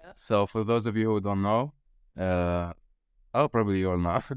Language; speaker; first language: English; non-native, fluent; Arabic